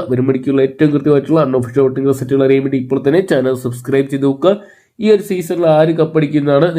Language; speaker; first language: Malayalam; native; Malayalam